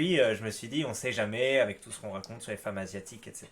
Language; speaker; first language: French; native; French